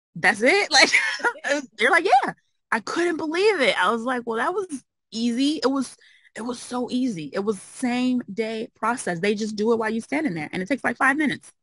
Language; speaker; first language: English; native; English